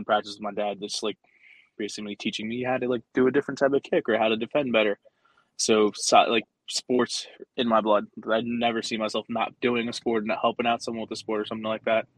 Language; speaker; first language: English; early bilingual, other home language; Spanish